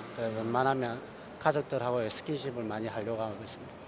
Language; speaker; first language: Korean; native; Korean